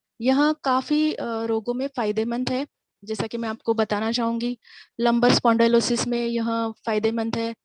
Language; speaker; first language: Hindi; non-native, local second language; Marathi